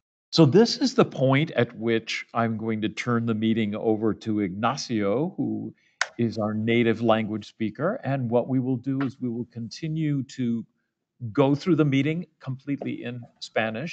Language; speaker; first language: English; native; English